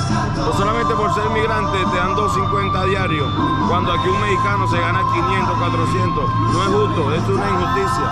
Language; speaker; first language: Spanish; native; Spanish